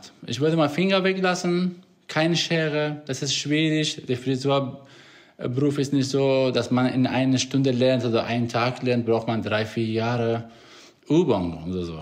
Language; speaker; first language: German; non-native, fluent; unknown